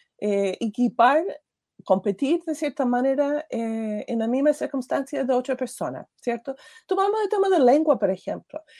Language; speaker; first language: Spanish; non-native, fluent; English